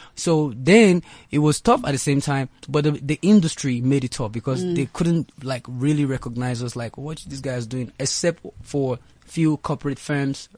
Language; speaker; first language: English; non-native, local second language; Yoruba